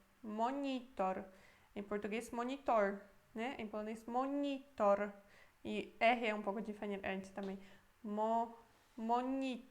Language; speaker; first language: Portuguese; non-native, fluent; Polish